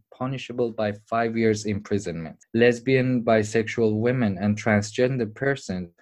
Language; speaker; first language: English; non-native, fluent; Persian